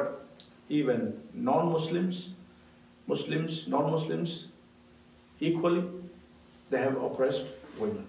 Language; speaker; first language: English; non-native, local second language; Urdu